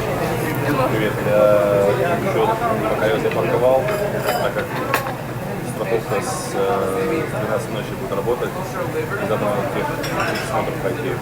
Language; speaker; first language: Russian; native; Russian